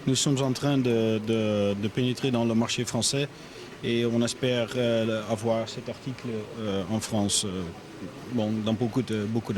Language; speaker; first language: French; non-native, fluent; Dutch